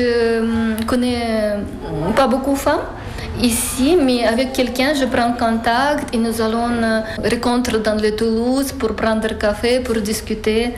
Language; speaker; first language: French; non-native, learner; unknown